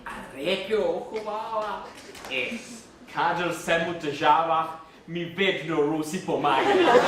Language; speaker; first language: Slovenian; non-native, learner; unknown